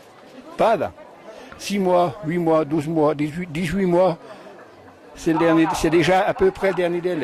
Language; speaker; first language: French; native; French